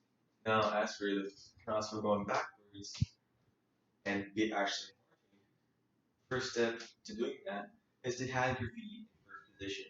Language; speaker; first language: English; native; English